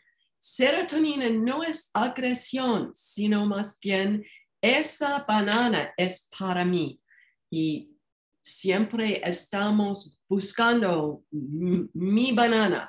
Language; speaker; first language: Spanish; non-native, fluent; English